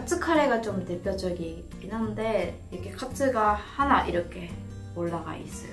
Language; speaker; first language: Korean; non-native, fluent; Japanese